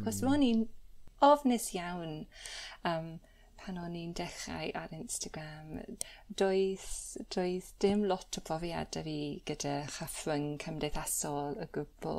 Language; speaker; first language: Welsh; non-native, learner; English